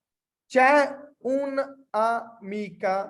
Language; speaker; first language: Italian; non-native, fluent; Punjabi